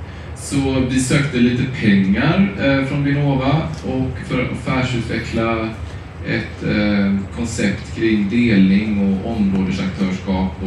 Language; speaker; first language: Swedish; native; Swedish